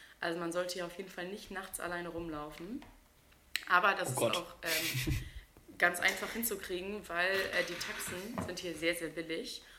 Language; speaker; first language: German; native; German